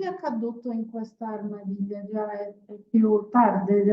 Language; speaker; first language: Italian; non-native, learner; Portuguese